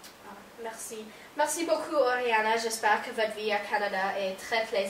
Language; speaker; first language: French; non-native, learner; English